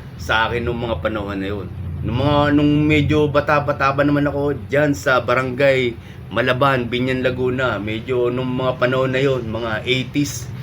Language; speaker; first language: Filipino; native; Filipino